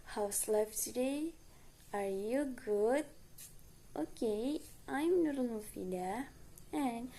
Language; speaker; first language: English; non-native, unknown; Indonesian